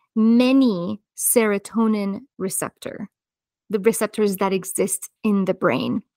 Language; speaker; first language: English; non-native, fluent; Persian